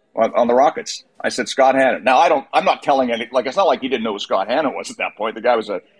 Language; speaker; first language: English; native; English